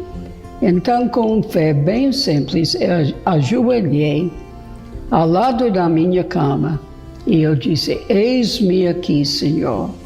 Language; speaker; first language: Portuguese; non-native, fluent; English